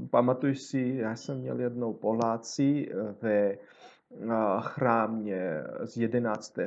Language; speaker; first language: Czech; non-native, fluent; Georgian